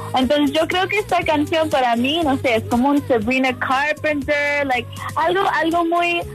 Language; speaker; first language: Spanish; non-native, fluent; English